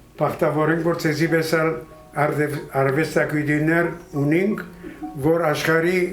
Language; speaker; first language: Armenian; early bilingual, heritage; Armenian